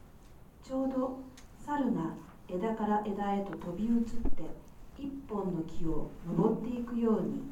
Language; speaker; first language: Japanese; native; Japanese